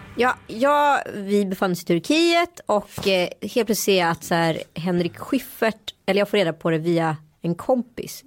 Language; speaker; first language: Swedish; native; Swedish